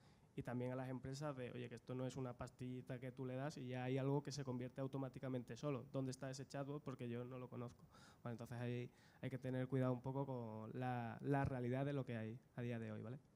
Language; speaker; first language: Spanish; native; Spanish